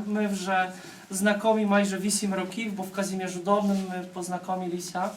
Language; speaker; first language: Polish; non-native, learner; Ukrainian